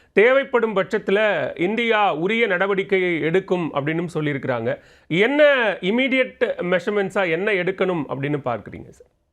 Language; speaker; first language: Tamil; native; Tamil